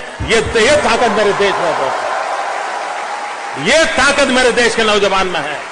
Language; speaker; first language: Hindi; non-native, local second language; Gujarati